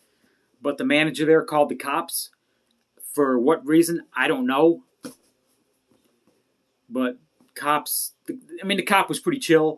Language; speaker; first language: English; native; English